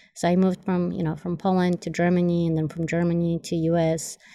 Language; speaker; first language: English; non-native, fluent; Polish